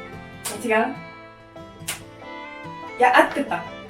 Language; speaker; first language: Japanese; non-native, fluent; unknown